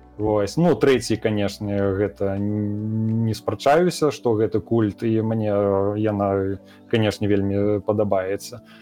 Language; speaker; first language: Belarusian; non-native, local second language; Russian